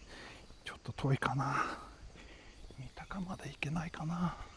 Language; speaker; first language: Japanese; non-native, fluent; Swedish